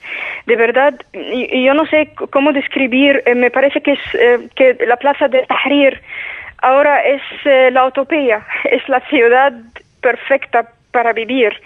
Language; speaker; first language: Spanish; non-native, fluent; Arabic